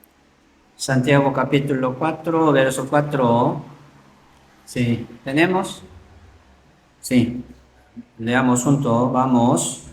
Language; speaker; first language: Spanish; non-native, learner; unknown